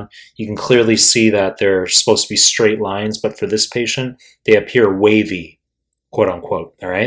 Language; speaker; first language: English; native; English